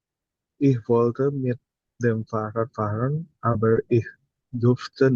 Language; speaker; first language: German; non-native, learner; Indonesian